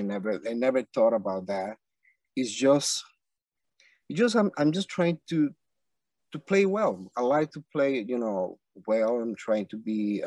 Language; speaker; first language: English; non-native, fluent; Spanish